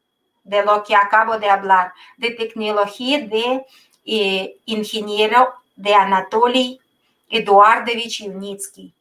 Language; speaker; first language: Spanish; non-native, fluent; Russian